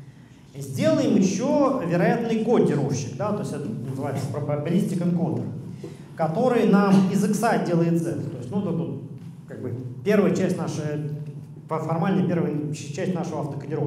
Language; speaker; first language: Russian; native; Russian